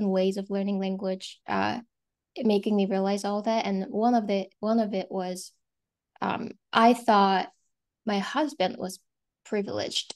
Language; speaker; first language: English; non-native, fluent; Korean